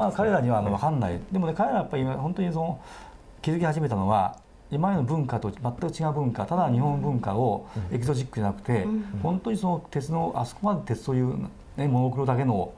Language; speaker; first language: Japanese; native; Japanese